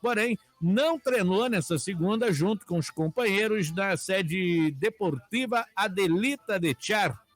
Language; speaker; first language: Portuguese; native; Portuguese